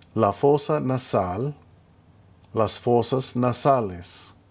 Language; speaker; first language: Spanish; non-native, fluent; English